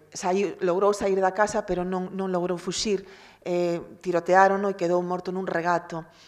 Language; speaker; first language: Galician; native; Galician